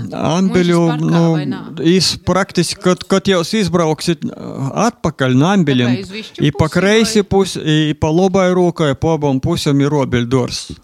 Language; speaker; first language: Latvian; native; Latvian